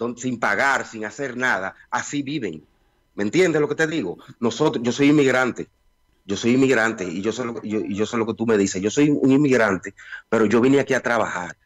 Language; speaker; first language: Spanish; native; Spanish